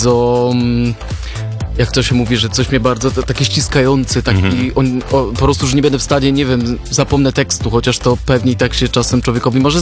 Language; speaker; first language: Polish; native; Polish